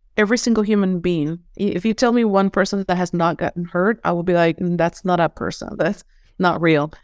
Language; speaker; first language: English; non-native, fluent; Spanish